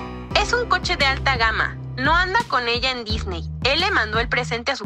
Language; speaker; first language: Spanish; native; Spanish